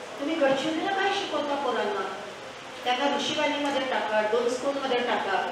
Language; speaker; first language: Marathi; non-native, local second language; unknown